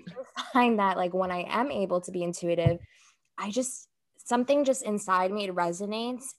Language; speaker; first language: English; native; English